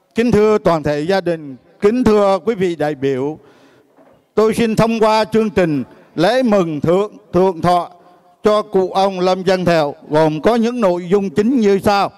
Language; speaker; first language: Vietnamese; native; Vietnamese